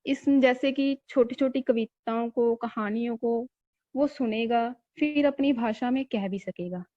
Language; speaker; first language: Hindi; non-native, local second language; Punjabi